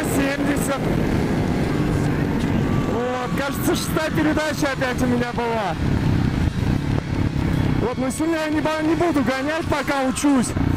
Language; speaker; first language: Russian; native; Russian